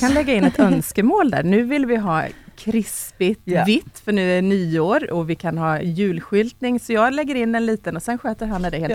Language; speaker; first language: Swedish; native; Swedish